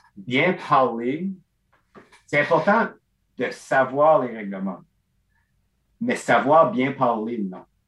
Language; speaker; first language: French; non-native, local second language; English